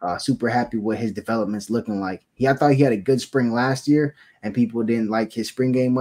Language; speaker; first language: English; native; English